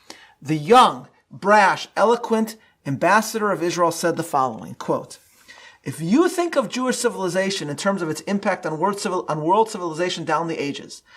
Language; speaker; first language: English; native; English